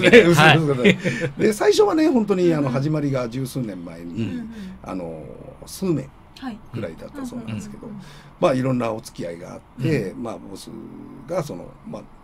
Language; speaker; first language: Japanese; native; Japanese